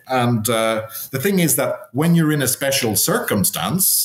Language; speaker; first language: English; native; English